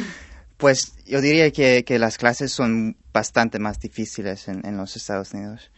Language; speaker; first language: Spanish; non-native, fluent; English